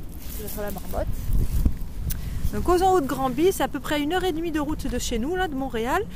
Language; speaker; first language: French; native; French